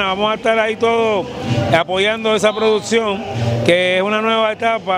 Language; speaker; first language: Spanish; native; Spanish